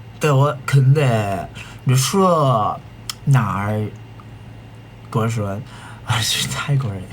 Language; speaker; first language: Chinese; non-native, learner; Thai